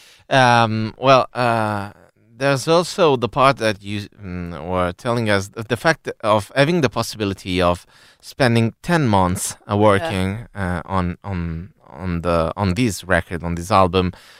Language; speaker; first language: English; non-native, fluent; Italian